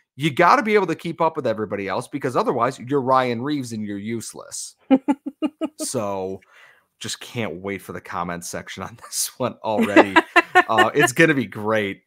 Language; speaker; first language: English; native; English